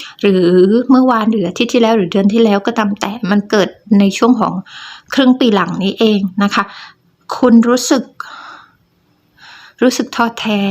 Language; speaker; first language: Thai; native; Thai